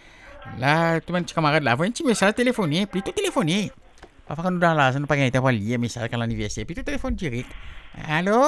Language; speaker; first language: French; non-native, local second language; Morisyen